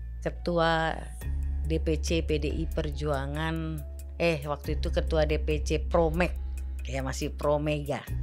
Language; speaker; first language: Indonesian; native; Indonesian